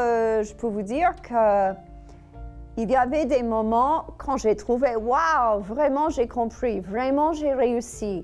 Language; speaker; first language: French; non-native, fluent; English